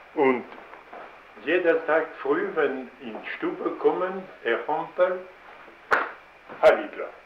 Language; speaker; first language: German; non-native, learner; French